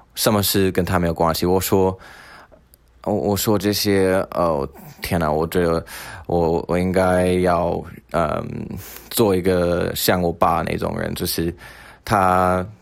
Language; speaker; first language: Chinese; non-native, fluent; English